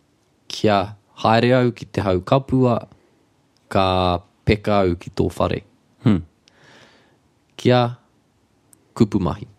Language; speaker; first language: Māori; non-native, local second language; English